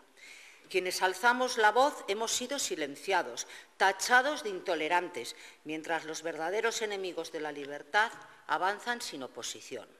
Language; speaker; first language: Spanish; native; Spanish